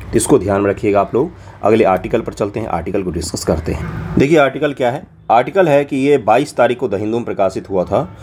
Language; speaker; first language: Hindi; non-native, local second language; Maithili